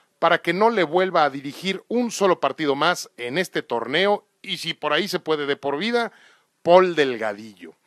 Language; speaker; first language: Spanish; native; Spanish